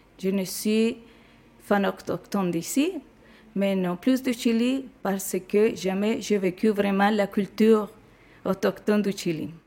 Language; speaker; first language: French; non-native, fluent; Spanish